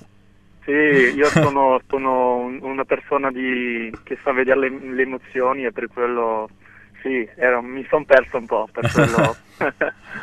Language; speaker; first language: Italian; non-native, local second language; German